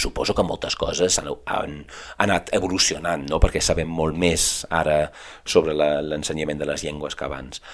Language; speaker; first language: Catalan; non-native, fluent; English